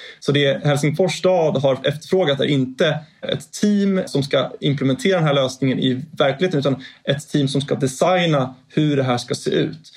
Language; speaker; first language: Swedish; native; Swedish